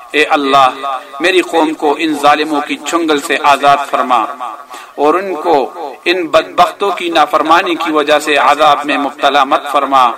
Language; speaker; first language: Urdu; non-native, local second language; Pashto